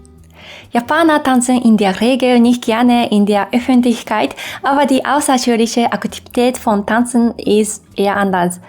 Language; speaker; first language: German; non-native, fluent; Japanese